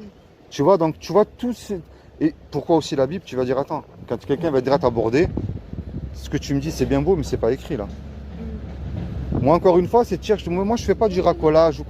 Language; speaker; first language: French; native; French